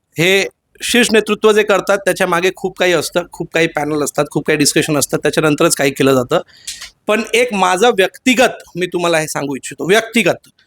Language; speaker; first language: Marathi; non-native, local second language; Hindi